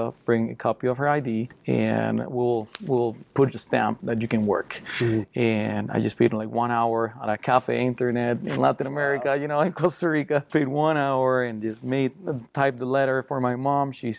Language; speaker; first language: English; non-native, fluent; Spanish